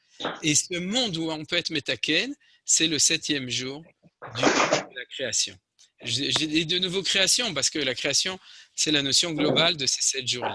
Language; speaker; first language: French; native; French